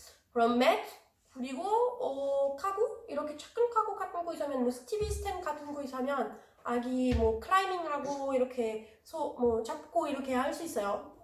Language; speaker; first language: Korean; non-native, learner; French